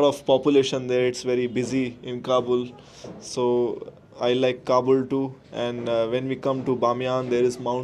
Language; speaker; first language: English; non-native, local second language; Hindi